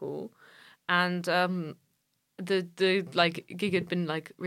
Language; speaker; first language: English; native; English